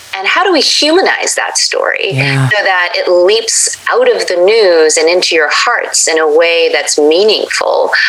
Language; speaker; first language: English; native; English